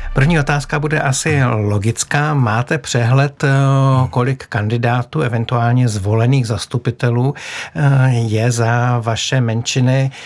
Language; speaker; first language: Czech; native; Czech